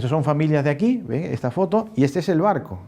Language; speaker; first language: Spanish; native; Spanish